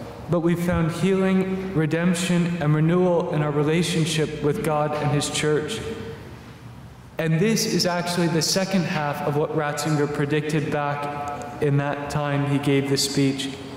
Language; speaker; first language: English; native; English